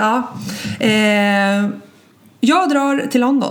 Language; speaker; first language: Swedish; native; Swedish